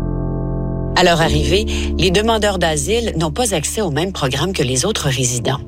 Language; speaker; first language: French; native; French